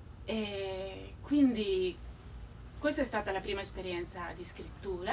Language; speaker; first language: Italian; non-native, fluent; Spanish